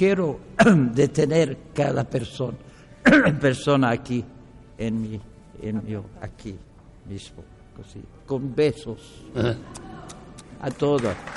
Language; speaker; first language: Spanish; non-native, learner; Arabic